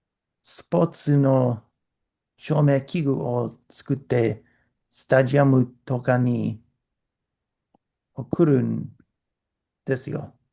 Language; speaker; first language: Japanese; non-native, learner; English